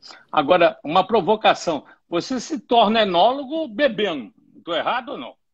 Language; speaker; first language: Portuguese; native; Portuguese